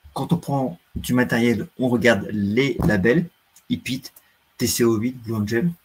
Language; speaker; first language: French; native; French